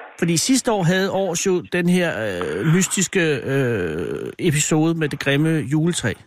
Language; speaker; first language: Danish; native; Danish